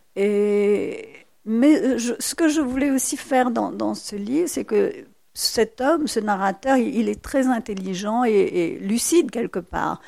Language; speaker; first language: French; native; French